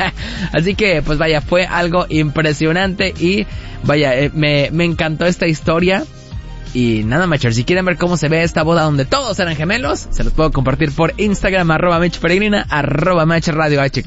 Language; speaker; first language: Spanish; native; Spanish